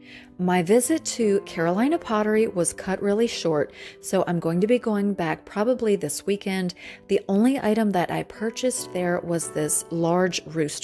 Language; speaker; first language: English; native; English